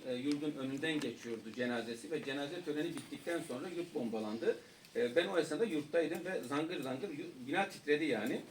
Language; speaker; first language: Turkish; non-native, local second language; Kurdish